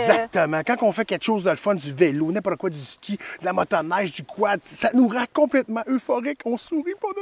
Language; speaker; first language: French; native; French